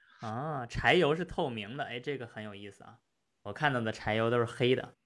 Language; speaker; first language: Chinese; native; Chinese